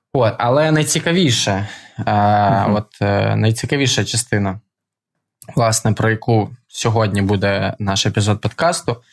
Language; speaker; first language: Ukrainian; non-native, local second language; Russian